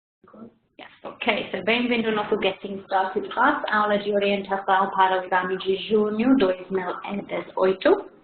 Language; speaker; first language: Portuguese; non-native, fluent; English